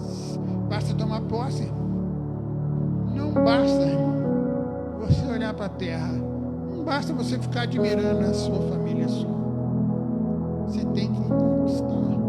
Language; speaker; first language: Portuguese; native; Portuguese